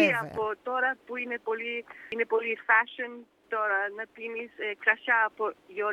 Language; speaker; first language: Greek; early bilingual, heritage; Danish